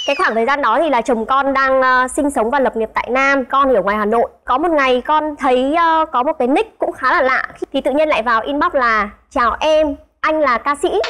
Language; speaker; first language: Vietnamese; native; Vietnamese